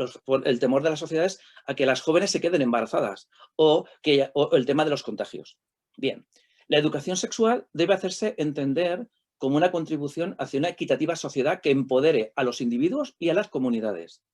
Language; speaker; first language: Spanish; native; Spanish